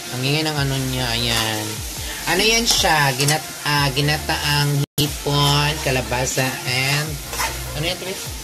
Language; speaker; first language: Filipino; non-native, local second language; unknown